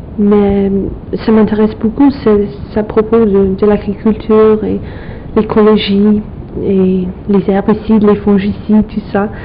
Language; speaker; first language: French; non-native, fluent; English